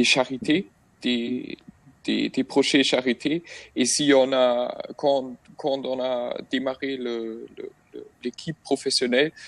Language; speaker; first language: French; non-native, fluent; German